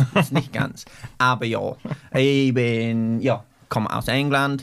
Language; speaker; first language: German; non-native, fluent; English